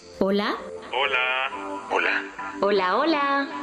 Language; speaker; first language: Spanish; native; Spanish